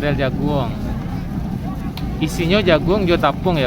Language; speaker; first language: Indonesian; native; Indonesian